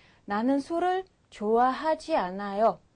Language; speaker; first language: Korean; non-native, fluent; Mongolian